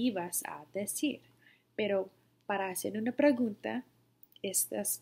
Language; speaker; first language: Spanish; non-native, fluent; English